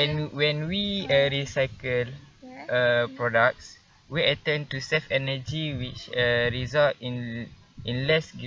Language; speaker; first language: English; non-native, learner; Malay